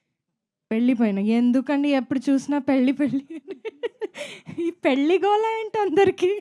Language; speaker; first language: Telugu; non-native, fluent; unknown